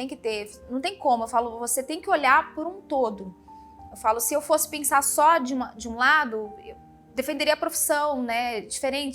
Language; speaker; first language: Portuguese; native; Portuguese